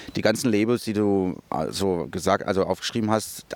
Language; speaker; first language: German; early bilingual, other home language; Portuguese